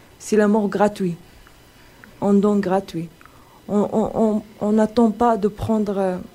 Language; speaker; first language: French; non-native, local second language; Arabic